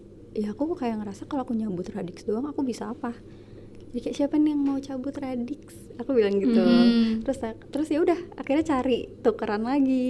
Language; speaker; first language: Indonesian; native; Indonesian